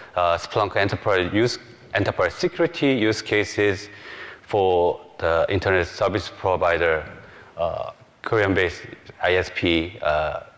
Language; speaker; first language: English; non-native, fluent; Korean